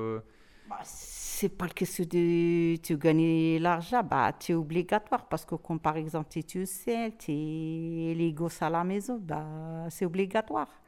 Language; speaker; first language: French; non-native, learner; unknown